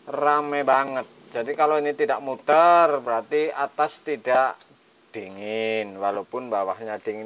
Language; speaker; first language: Indonesian; native; Indonesian